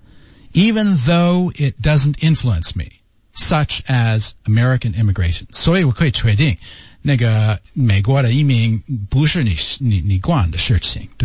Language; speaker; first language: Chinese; non-native, learner; English